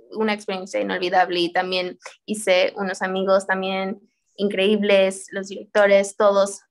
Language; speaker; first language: Spanish; early bilingual, heritage; Spanish